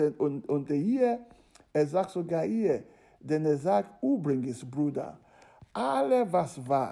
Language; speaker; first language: German; non-native, fluent; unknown